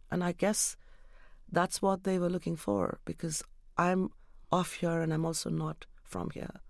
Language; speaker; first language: English; non-native, local second language; Urdu